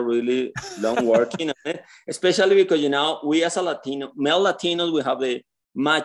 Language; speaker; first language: English; non-native, learner; Spanish